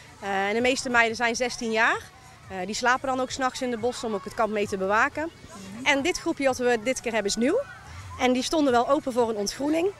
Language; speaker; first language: Dutch; native; Dutch